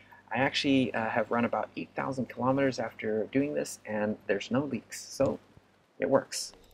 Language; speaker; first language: English; native; English